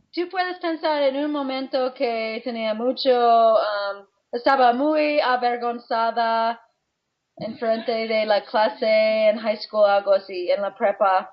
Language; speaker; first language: Spanish; non-native, fluent; English